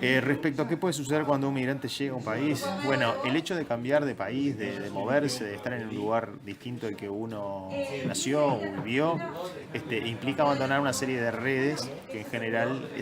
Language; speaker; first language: Spanish; native; Spanish